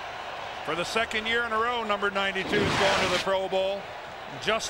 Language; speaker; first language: English; native; English